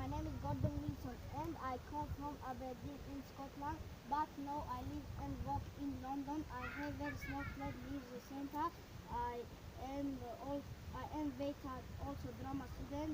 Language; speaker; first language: English; non-native, learner; Tajik